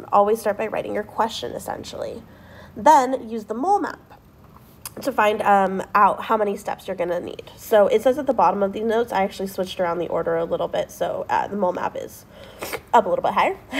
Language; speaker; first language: English; native; English